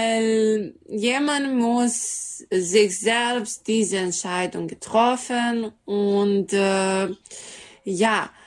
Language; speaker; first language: German; non-native, fluent; Serbian